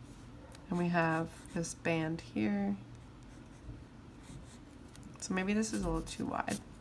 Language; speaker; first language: English; native; English